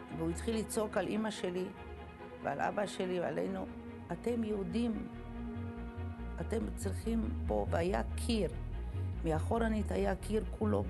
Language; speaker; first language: Hebrew; early bilingual, other home language; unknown